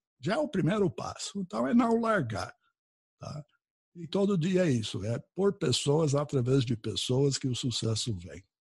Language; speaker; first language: Portuguese; non-native, fluent; English